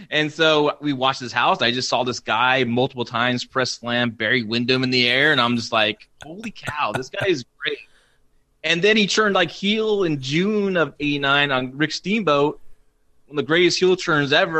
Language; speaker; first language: English; native; English